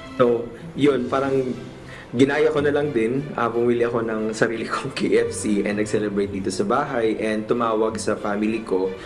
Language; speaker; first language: Filipino; non-native, local second language; Cebuano